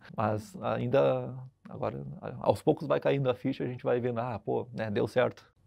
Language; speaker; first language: Portuguese; native; Portuguese